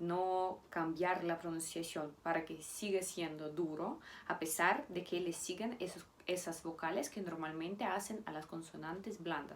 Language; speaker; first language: Spanish; non-native, fluent; Russian